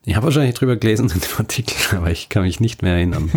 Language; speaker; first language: German; native; German